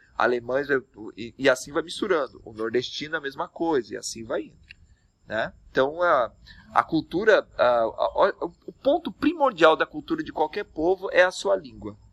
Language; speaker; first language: Portuguese; native; Portuguese